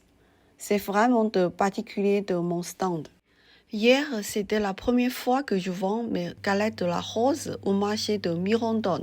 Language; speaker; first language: French; non-native, fluent; Chinese